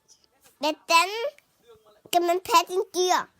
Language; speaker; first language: Danish; early bilingual, other home language; Vietnamese